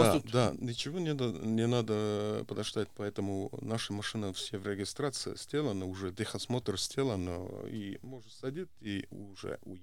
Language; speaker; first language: Russian; non-native, local second language; Estonian